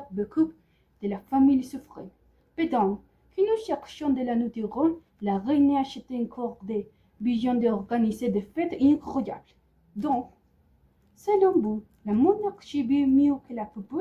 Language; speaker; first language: French; non-native, learner; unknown